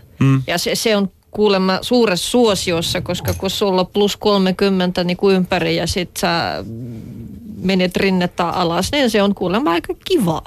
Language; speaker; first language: Finnish; non-native, fluent; Russian